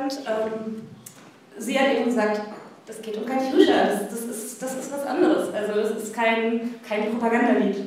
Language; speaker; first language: German; native; German